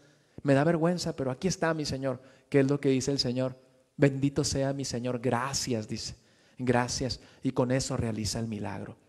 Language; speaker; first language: Spanish; native; Spanish